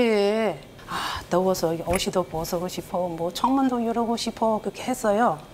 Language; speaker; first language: Korean; non-native, learner; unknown